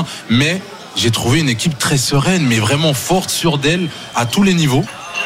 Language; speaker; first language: French; native; French